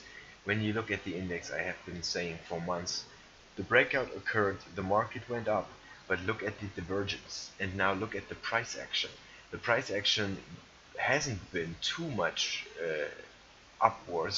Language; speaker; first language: English; non-native, fluent; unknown